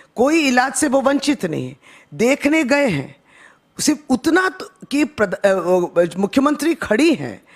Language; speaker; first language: Hindi; non-native, local second language; Bangla